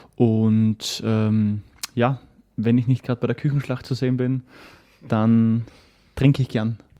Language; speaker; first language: German; native; German